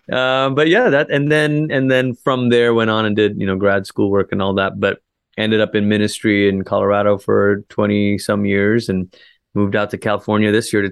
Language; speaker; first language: English; native; English